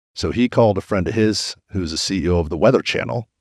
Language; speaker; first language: English; native; English